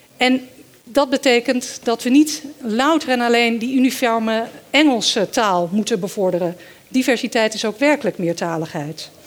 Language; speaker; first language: Dutch; early bilingual, other home language; Danish